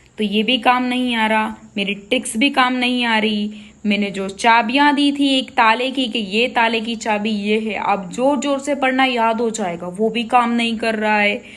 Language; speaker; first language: Hindi; non-native, local second language; Gujarati